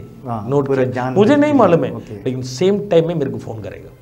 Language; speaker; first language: Hindi; non-native, local second language; Tamil